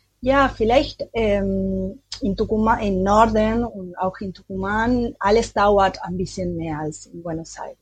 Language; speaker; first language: German; non-native, learner; Spanish